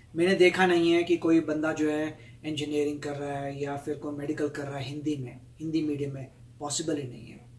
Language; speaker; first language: Hindi; native; Hindi